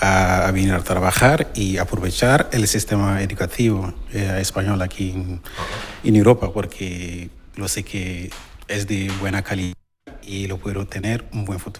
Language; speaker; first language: Spanish; non-native, learner; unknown